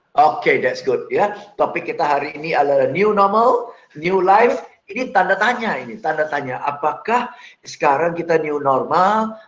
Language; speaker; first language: Indonesian; non-native, fluent; English